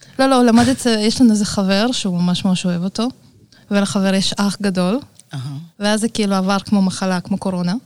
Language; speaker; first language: Hebrew; early bilingual, other home language; Russian